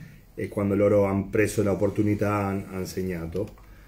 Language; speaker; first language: Italian; non-native, fluent; Spanish